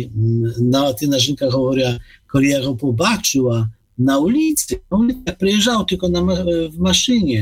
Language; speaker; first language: Ukrainian; non-native, fluent; Polish